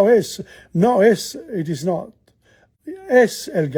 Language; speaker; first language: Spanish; non-native, learner; Italian